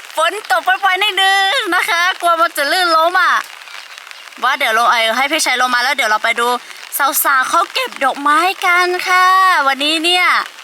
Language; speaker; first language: Thai; non-native, local second language; Lahu